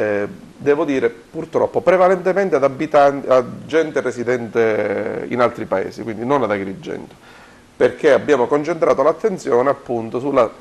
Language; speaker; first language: Italian; native; Italian